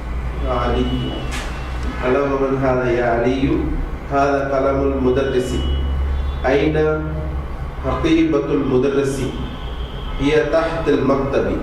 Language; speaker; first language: Arabic; non-native, learner; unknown